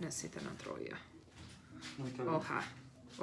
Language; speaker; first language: Spanish; non-native, learner; English